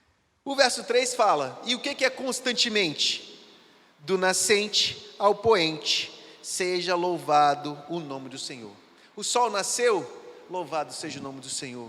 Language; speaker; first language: Portuguese; native; Portuguese